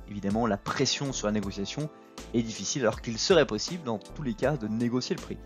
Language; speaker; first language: French; native; French